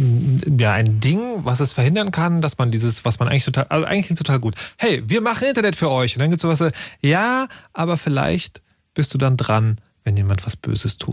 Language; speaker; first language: German; native; German